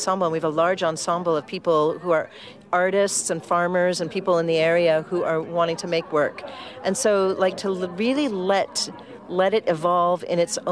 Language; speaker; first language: English; native; English